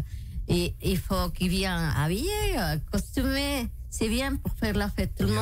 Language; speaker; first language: French; non-native, local second language; Spanish